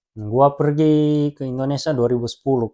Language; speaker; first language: Indonesian; early bilingual, heritage; Japanese